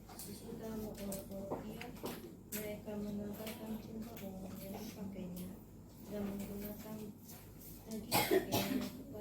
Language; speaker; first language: Indonesian; native; Indonesian